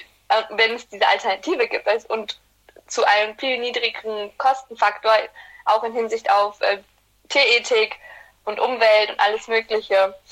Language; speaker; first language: German; early bilingual, other home language; Turkish